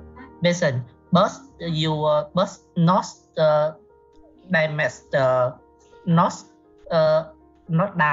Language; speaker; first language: English; non-native, learner; Vietnamese